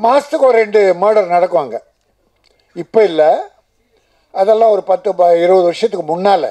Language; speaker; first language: Tamil; native; Tamil